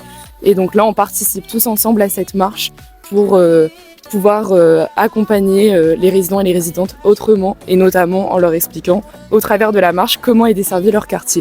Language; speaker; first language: French; native; French